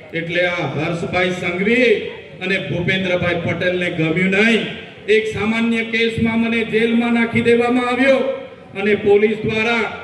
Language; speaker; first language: Gujarati; non-native, local second language; Vasavi